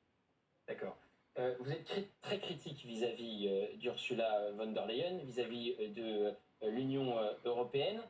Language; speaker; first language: French; native; French